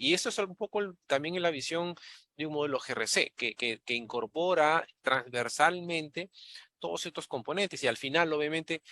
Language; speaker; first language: Spanish; native; Spanish